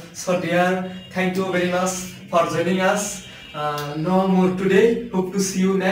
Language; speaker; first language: English; non-native, learner; Bangla